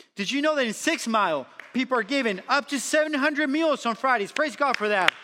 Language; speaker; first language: English; non-native, fluent; Spanish